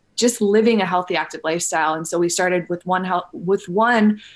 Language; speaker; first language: English; native; English